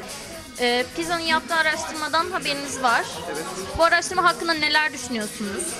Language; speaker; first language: Turkish; native; Turkish